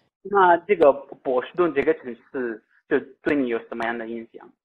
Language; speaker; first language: Chinese; non-native, fluent; Italian